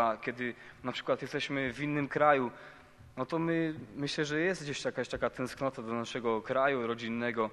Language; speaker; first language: Polish; native; Polish